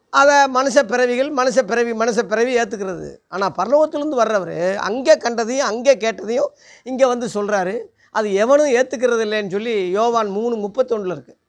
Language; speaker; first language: Tamil; non-native, local second language; Telugu